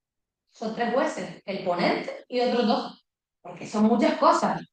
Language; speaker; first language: Spanish; native; Spanish